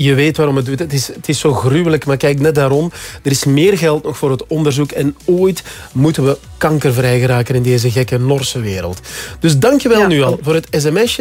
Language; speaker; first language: Dutch; native; Dutch